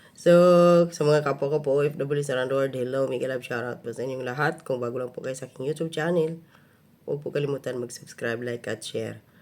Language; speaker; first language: Filipino; non-native, local second language; Cebuano